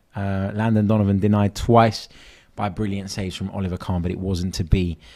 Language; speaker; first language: English; native; English